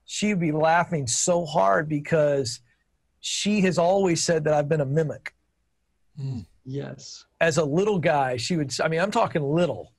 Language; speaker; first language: English; native; English